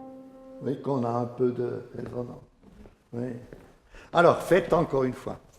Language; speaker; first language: French; non-native, fluent; Swiss German